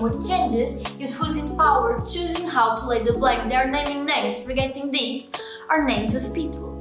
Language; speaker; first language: English; non-native, learner; Portuguese